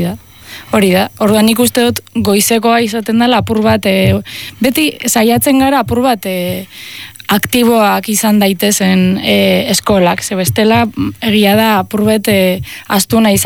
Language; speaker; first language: Basque; native; Basque